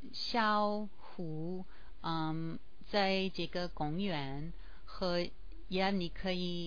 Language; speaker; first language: Chinese; non-native, learner; English